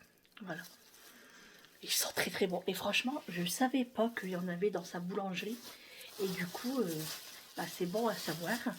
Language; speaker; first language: French; native; French